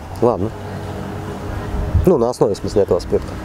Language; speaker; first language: Russian; native; Russian